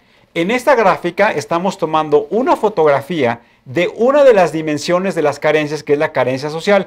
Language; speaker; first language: Spanish; native; Spanish